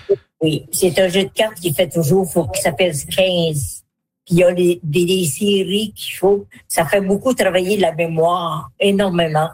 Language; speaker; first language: French; native; French